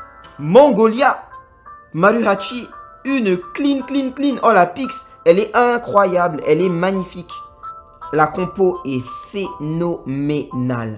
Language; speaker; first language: French; native; French